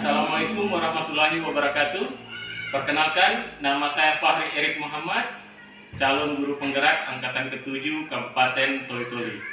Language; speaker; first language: Indonesian; native; Indonesian